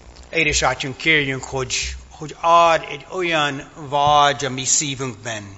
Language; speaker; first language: Hungarian; non-native, fluent; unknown